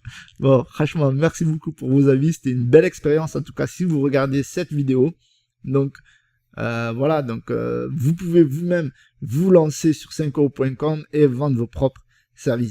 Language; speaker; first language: French; native; French